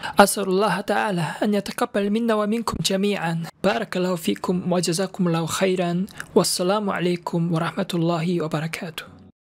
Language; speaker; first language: Arabic; non-native, fluent; Korean